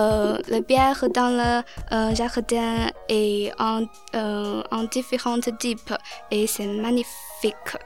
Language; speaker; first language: French; non-native, learner; Chinese